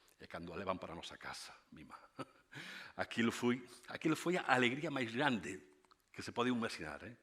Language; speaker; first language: Galician; native; Galician